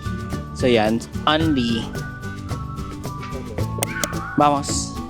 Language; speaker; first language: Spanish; non-native, learner; Filipino